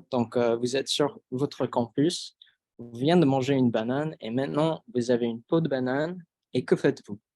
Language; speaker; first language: French; non-native, fluent; English